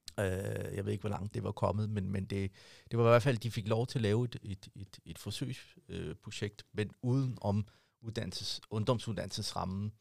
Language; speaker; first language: Danish; early bilingual, other home language; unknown